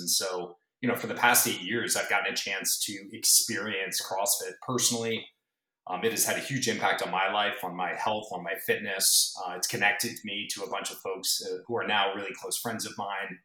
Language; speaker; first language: English; native; English